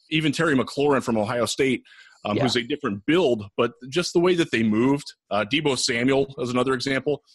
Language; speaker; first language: English; native; English